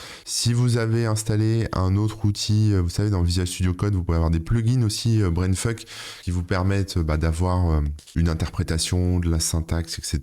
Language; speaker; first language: French; native; French